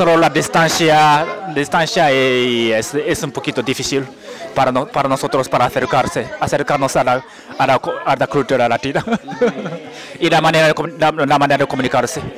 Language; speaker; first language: Spanish; non-native, learner; Japanese